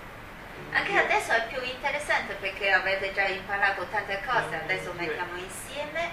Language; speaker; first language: Italian; non-native, learner; Chinese